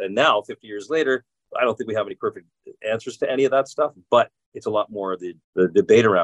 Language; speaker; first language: English; native; English